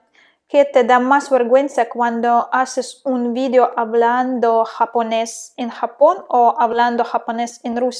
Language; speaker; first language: Spanish; non-native, fluent; Russian